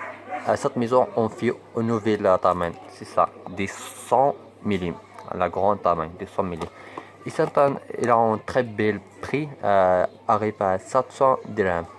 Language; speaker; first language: French; non-native, learner; Arabic